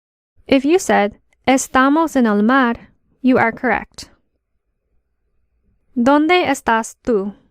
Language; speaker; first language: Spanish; non-native, fluent; English